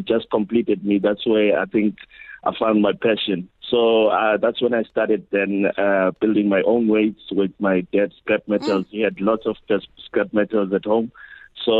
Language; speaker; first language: English; non-native, local second language; Xhosa